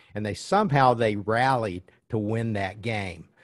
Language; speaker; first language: English; early bilingual, other home language; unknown